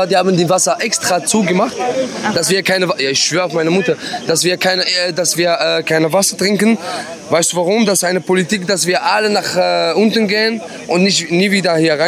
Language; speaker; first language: German; non-native, learner; Arabic